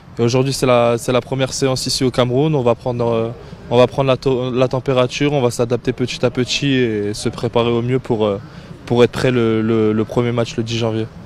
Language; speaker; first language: French; native; French